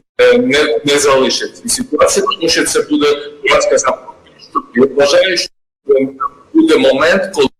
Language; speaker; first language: Ukrainian; non-native, learner; Georgian